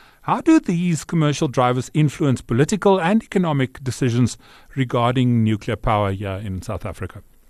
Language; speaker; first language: English; non-native, local second language; Afrikaans